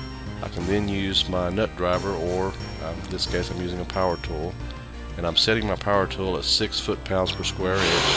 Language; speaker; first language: English; native; English